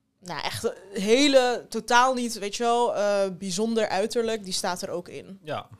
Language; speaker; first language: Dutch; early bilingual, other home language; Turkish